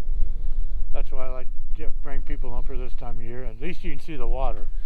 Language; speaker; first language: English; native; English